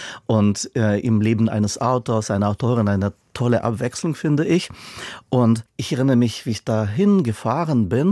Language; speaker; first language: German; non-native, fluent; Russian